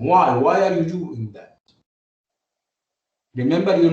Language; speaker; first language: English; non-native, fluent; Arabic